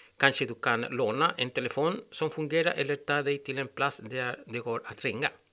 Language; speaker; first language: Swedish; non-native, learner; Spanish